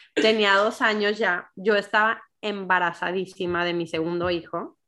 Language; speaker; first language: Spanish; native; Spanish